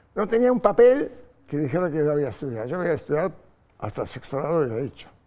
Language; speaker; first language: Spanish; non-native, fluent; Polish